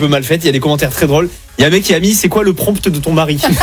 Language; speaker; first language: French; native; French